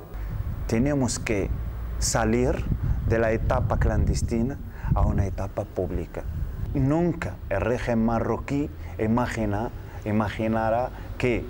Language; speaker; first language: Spanish; non-native, learner; Arabic